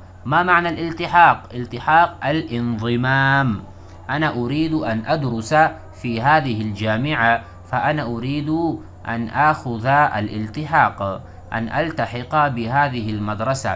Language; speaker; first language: Arabic; non-native, fluent; Urdu